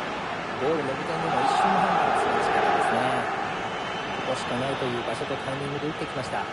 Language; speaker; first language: Japanese; native; Japanese